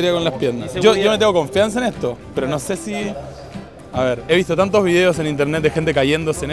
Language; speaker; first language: Spanish; native; Spanish